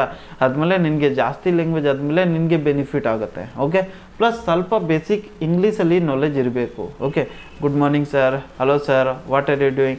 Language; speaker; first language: Kannada; non-native, local second language; Hindi